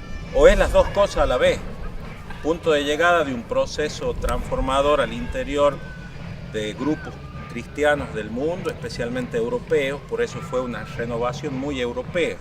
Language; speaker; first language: Spanish; native; Spanish